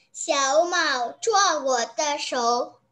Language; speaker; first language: Chinese; non-native, learner; Indonesian